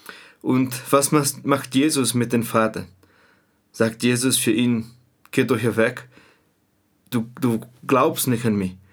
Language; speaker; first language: German; non-native, fluent; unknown